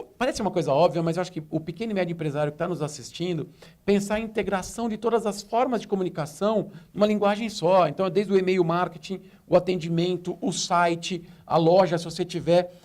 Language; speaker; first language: Portuguese; native; Portuguese